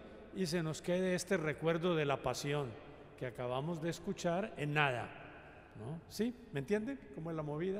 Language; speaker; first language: Spanish; native; Spanish